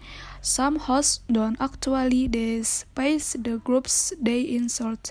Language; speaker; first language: English; non-native, learner; Indonesian